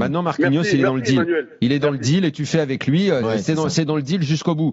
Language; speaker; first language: French; native; French